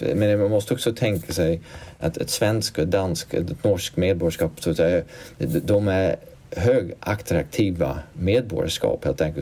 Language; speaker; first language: Swedish; non-native, fluent; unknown